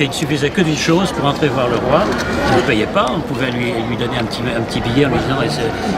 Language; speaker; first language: French; native; French